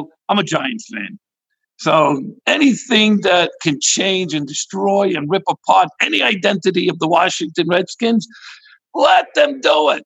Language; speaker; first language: English; native; English